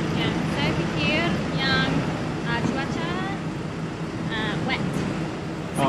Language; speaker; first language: Indonesian; non-native, learner; English